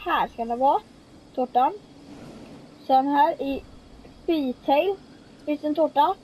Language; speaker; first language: Swedish; native; Swedish